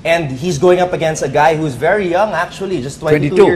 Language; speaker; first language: English; non-native, local second language; Filipino